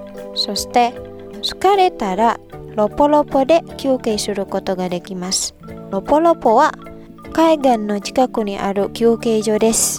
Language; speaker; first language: Japanese; non-native, fluent; Indonesian